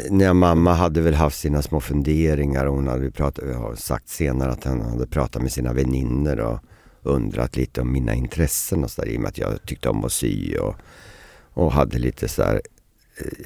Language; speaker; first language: Swedish; native; Swedish